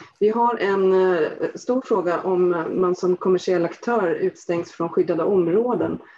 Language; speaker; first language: Swedish; native; Swedish